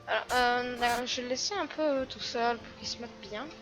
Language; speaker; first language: French; native; French